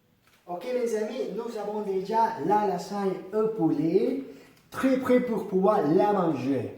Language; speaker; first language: French; non-native, learner; Spanish